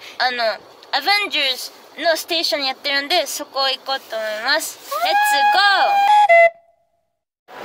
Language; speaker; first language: Japanese; early bilingual, heritage; Japanese